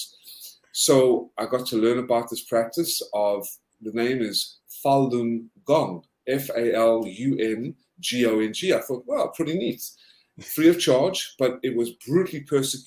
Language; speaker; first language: English; native; English